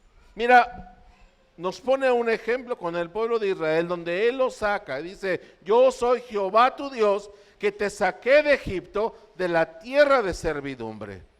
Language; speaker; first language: Spanish; native; Spanish